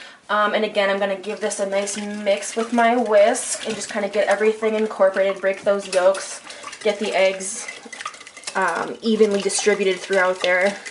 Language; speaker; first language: English; native; English